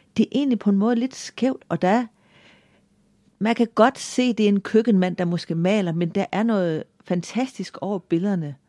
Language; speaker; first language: Danish; native; Danish